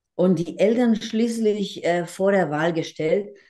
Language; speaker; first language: German; non-native, fluent; Hebrew